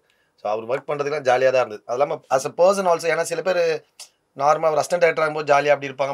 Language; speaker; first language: Tamil; native; Tamil